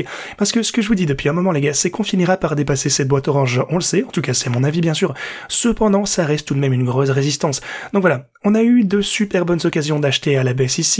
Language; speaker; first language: French; native; French